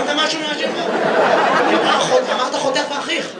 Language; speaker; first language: Hebrew; native; Hebrew